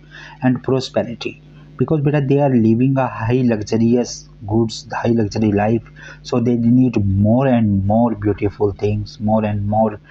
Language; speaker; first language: English; non-native, local second language; Hindi